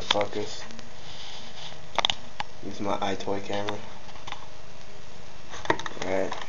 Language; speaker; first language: English; native; English